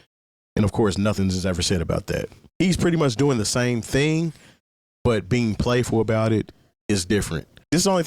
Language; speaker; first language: English; native; English